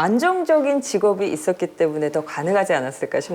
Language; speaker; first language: Korean; native; Korean